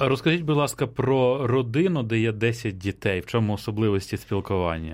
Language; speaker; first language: Ukrainian; native; Ukrainian